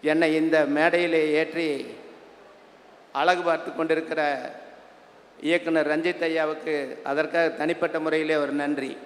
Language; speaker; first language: Tamil; native; Tamil